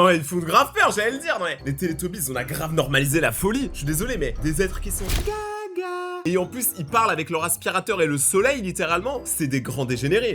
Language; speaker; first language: French; native; French